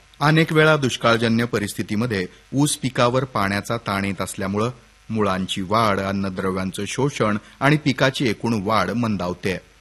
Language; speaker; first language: Marathi; native; Marathi